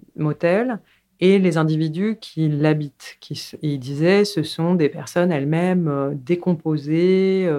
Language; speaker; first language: French; native; French